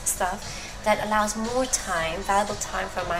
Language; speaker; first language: English; non-native, fluent; Greek